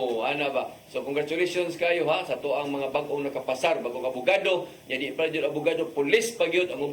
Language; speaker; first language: Cebuano; native; Cebuano